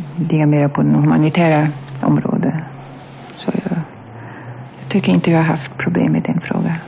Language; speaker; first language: Swedish; non-native, fluent; German